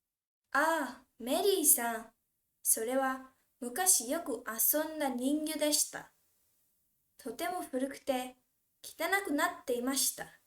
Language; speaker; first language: Japanese; non-native, fluent; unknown